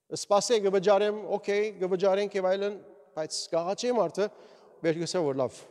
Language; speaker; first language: Armenian; early bilingual, heritage; Armenian